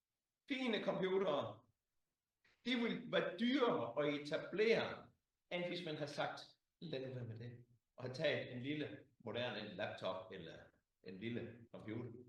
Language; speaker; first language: Danish; native; Danish